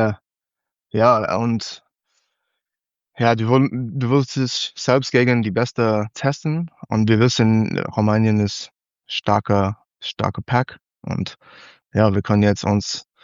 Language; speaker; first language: German; non-native, learner; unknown